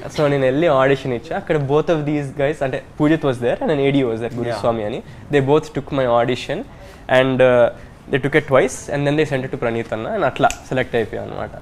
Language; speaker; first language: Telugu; early bilingual, heritage; Telugu